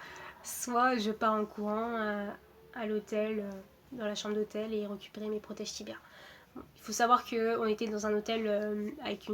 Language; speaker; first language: French; early bilingual, other home language; Portuguese